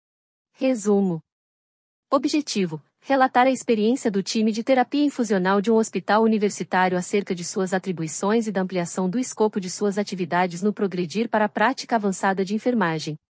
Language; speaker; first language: Portuguese; native; Portuguese